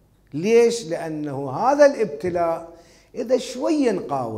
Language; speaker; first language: Arabic; native; Arabic